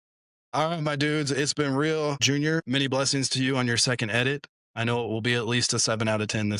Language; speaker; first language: English; native; English